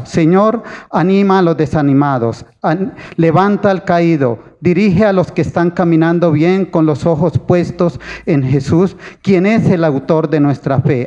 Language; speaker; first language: Spanish; native; Spanish